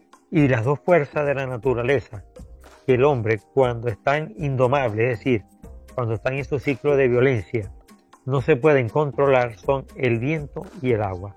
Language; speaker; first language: Spanish; native; Spanish